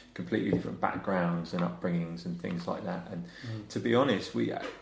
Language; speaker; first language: English; native; English